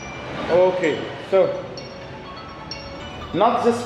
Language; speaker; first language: English; non-native, learner; Arabic